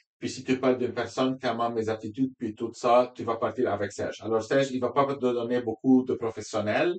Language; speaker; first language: French; non-native, local second language; Arabic